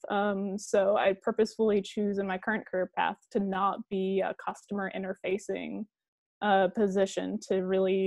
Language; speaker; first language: English; native; English